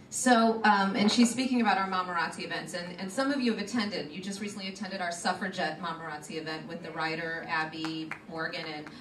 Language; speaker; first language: English; native; English